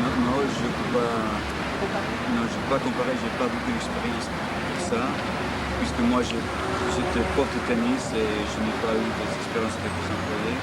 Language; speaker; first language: French; non-native, fluent; English